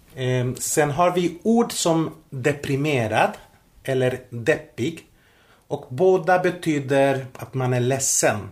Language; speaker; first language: Swedish; non-native, fluent; Spanish